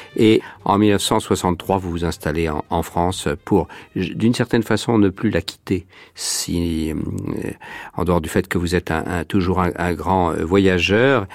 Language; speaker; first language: French; native; French